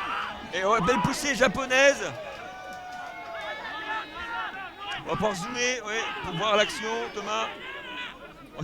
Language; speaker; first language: French; native; French